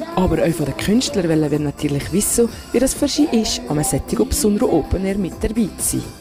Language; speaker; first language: German; native; German